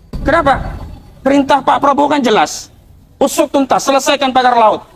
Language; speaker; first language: Indonesian; native; Indonesian